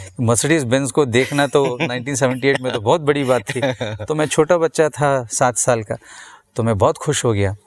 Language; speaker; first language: Hindi; non-native, local second language; Tamil